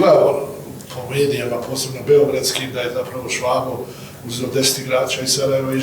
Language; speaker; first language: Bosnian; native; Bosnian